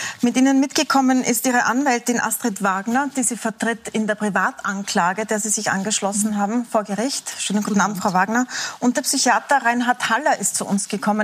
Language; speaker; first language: German; native; German